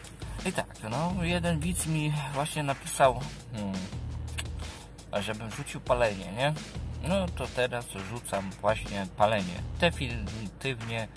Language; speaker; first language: Polish; native; Polish